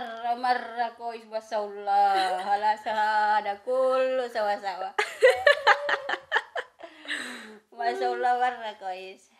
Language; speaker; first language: Arabic; non-native, learner; Indonesian